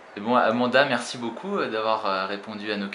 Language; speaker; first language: French; native; French